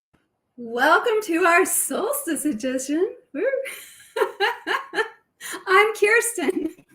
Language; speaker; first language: English; native; English